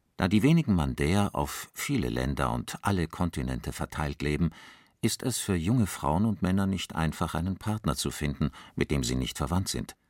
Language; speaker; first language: German; native; German